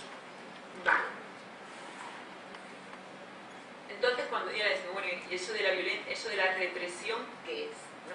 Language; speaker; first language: Spanish; native; Spanish